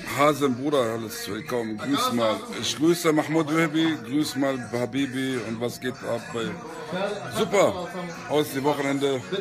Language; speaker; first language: German; early bilingual, other home language; Arabic